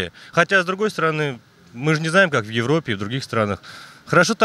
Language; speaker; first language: Russian; native; Russian